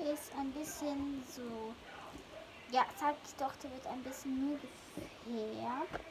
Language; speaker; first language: German; early bilingual, heritage; German